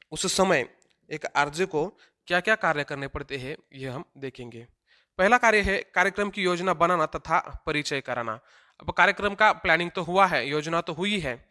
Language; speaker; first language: Hindi; non-native, local second language; Marathi